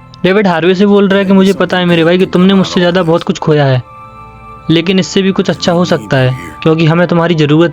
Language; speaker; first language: Hindi; native; Hindi